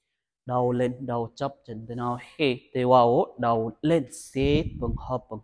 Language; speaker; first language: Vietnamese; non-native, learner; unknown